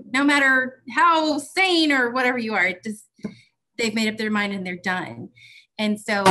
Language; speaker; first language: English; native; English